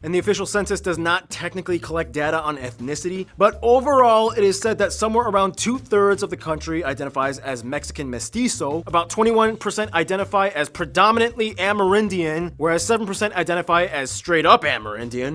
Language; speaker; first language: English; native; English